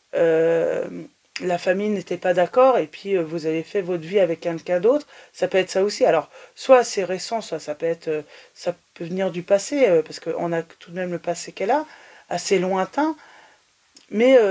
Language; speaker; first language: French; native; French